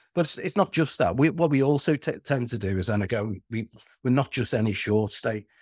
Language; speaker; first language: English; native; English